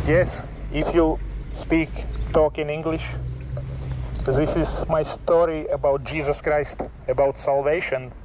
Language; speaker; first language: English; non-native, learner; Latvian